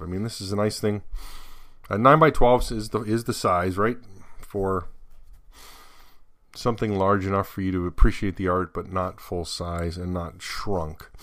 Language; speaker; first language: English; native; English